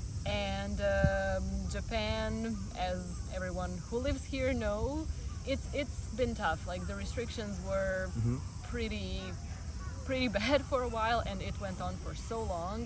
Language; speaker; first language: English; non-native, fluent; Croatian